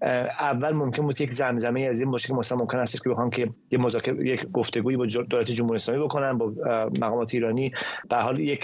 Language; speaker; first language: Persian; native; Persian